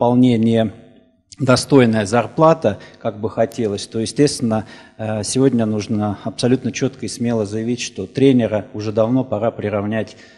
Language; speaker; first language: Russian; native; Russian